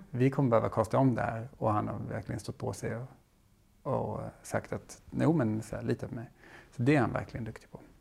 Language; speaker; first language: Swedish; native; Swedish